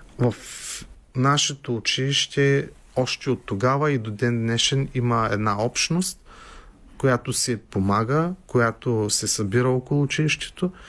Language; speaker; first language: Bulgarian; native; Bulgarian